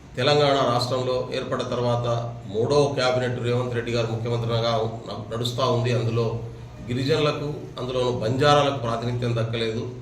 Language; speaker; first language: Telugu; non-native, local second language; Lambadi